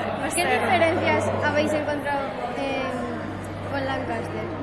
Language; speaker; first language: Spanish; native; Spanish